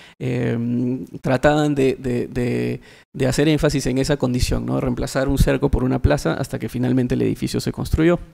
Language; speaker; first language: Spanish; native; Spanish